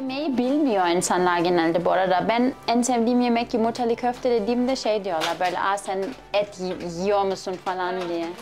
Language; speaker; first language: Turkish; non-native, fluent; German